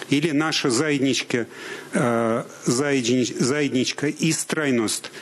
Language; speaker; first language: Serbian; non-native, fluent; Russian